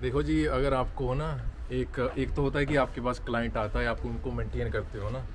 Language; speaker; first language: Hindi; non-native, local second language; Punjabi